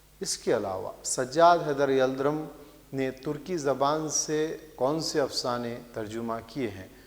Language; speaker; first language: Urdu; native; Urdu